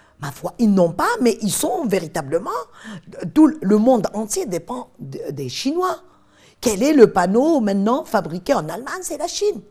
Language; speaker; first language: French; non-native, local second language; Arabic